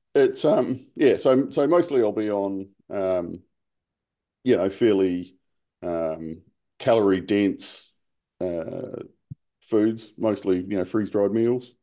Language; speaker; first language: English; native; English